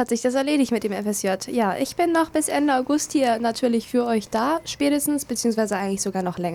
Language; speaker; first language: German; native; German